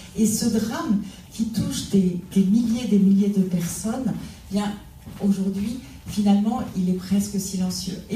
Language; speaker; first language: French; native; French